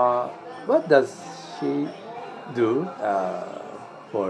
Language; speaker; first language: English; non-native, learner; Japanese